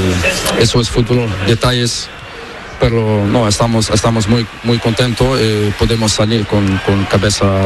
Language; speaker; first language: Spanish; non-native, learner; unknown